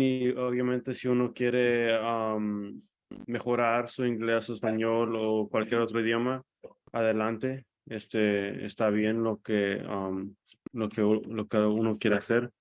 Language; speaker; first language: Spanish; early bilingual, other home language; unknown